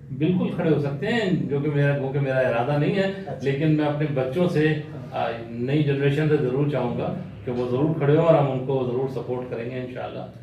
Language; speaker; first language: Urdu; native; Urdu